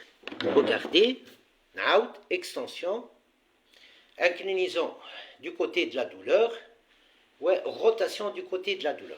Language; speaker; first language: French; non-native, local second language; Arabic